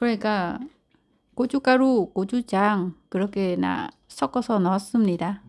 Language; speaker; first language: Korean; non-native, learner; Vietnamese